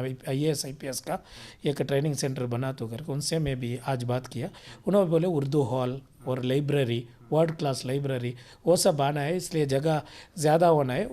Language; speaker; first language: Hindi; non-native, local second language; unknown